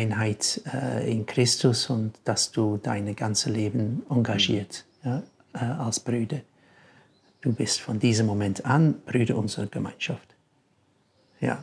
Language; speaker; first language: German; non-native, fluent; English